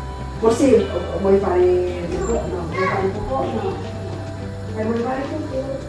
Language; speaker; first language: Italian; non-native, fluent; Filipino